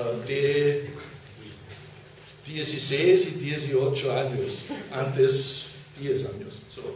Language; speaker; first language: Spanish; non-native, fluent; German